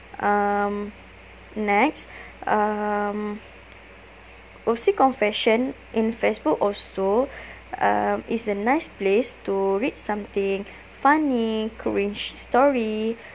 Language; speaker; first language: English; non-native, learner; Malay